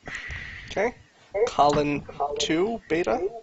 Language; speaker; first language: English; native; English